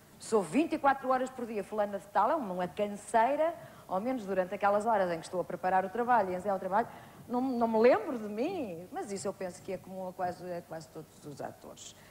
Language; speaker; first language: Portuguese; native; Portuguese